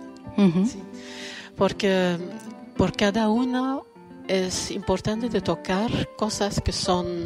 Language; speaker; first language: Spanish; non-native, fluent; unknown